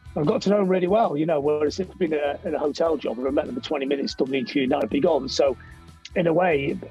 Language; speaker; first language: English; native; English